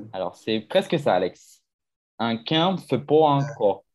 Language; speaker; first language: French; native; French